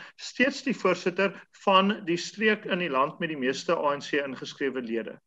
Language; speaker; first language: Afrikaans; native; Afrikaans